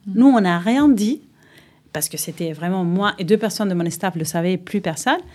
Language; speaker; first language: French; non-native, fluent; Spanish